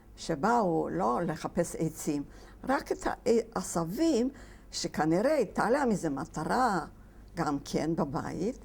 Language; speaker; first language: Hebrew; non-native, fluent; Polish